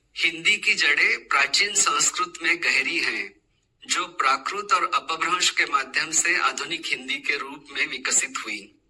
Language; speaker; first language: Hindi; non-native, local second language; Marathi